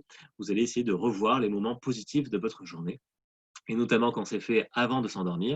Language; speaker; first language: French; native; French